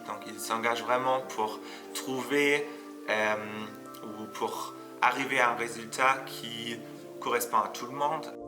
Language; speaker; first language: French; non-native, fluent; German